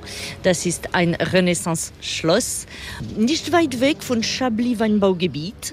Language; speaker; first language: German; non-native, fluent; French